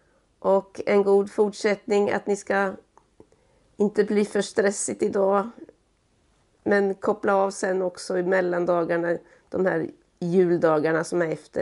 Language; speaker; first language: Swedish; native; Swedish